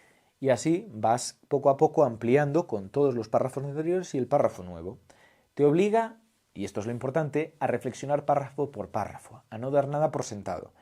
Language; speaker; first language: Spanish; native; Spanish